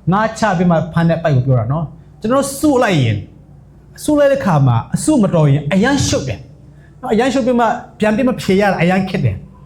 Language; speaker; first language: Burmese; non-native, local second language; S'gaw Karen